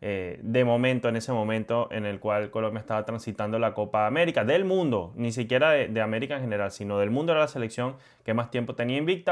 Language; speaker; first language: Spanish; native; Spanish